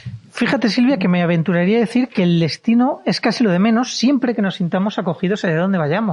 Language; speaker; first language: Spanish; native; Spanish